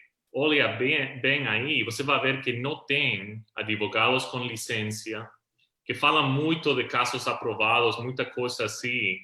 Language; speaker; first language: Portuguese; non-native, fluent; Spanish